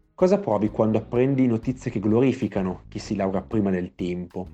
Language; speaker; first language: Italian; native; Italian